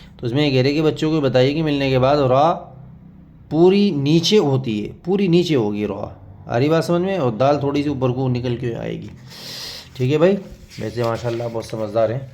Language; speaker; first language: Urdu; native; Urdu